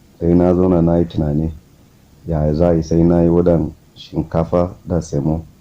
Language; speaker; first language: Hausa; non-native, local second language; Kanuri